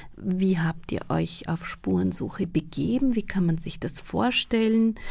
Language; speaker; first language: German; native; German